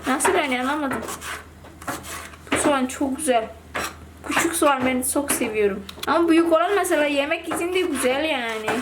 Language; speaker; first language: Turkish; non-native, learner; Indonesian